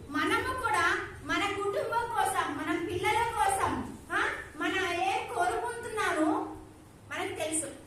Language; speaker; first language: Telugu; non-native, learner; Odia